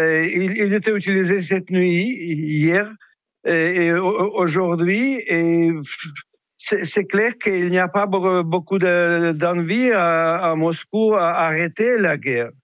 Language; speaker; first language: French; non-native, fluent; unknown